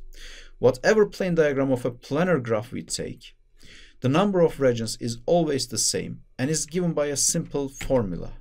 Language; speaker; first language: English; non-native, fluent; Turkish